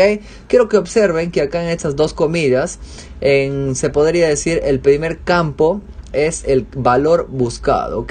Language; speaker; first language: Spanish; native; Spanish